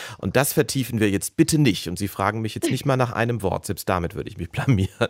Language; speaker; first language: German; native; German